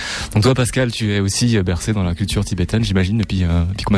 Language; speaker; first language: French; native; French